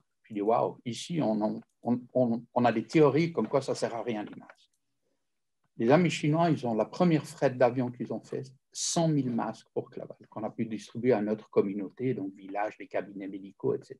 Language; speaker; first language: French; native; French